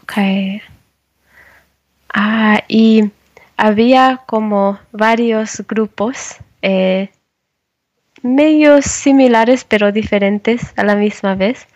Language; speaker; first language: Spanish; non-native, learner; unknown